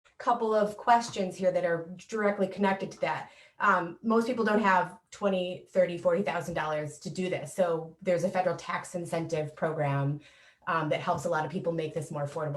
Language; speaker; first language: English; native; English